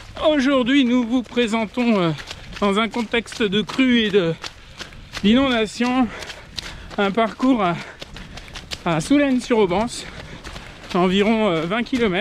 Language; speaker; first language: French; native; French